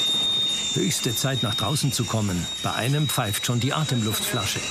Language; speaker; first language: German; native; German